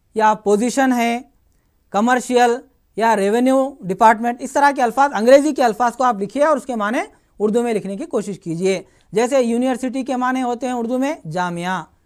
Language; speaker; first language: Urdu; native; Urdu